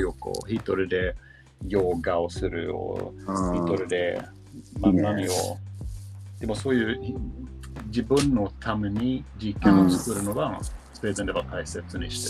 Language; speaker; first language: Japanese; non-native, learner; Swedish